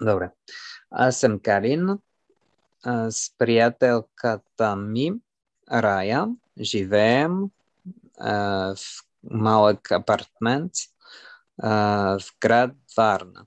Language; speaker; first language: Bulgarian; non-native, learner; French